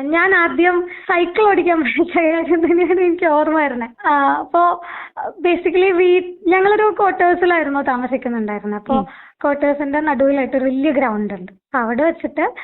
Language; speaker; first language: Malayalam; non-native, local second language; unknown